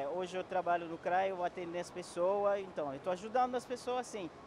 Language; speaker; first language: Portuguese; non-native, fluent; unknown